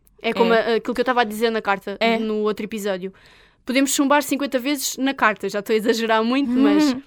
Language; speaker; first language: Portuguese; native; Portuguese